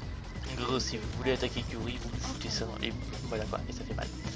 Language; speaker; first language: French; native; French